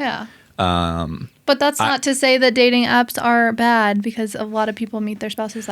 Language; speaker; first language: English; native; English